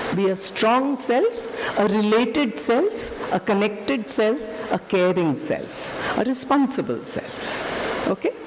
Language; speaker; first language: English; non-native, local second language; Hindi